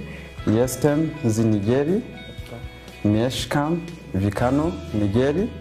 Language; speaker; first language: Polish; non-native, learner; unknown